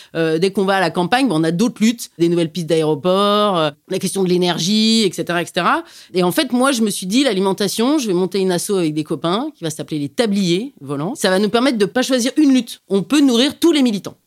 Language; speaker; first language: French; native; French